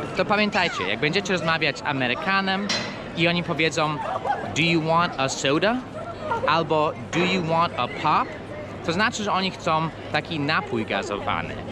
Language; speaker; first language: Polish; non-native, fluent; English